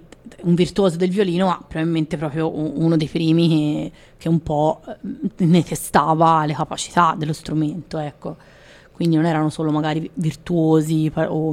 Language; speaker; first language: Italian; native; Italian